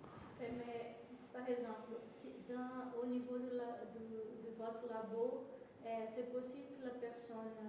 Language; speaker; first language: French; non-native, fluent; Portuguese